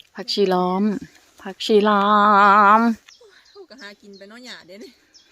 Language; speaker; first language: Thai; native; Thai